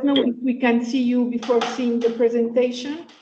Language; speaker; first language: English; non-native, fluent; Italian